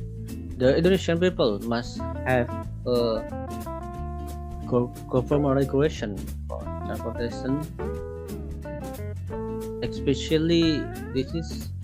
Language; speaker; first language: English; non-native, learner; Indonesian